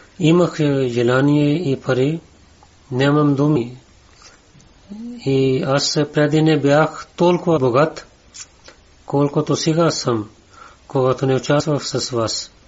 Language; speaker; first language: Bulgarian; non-native, learner; Urdu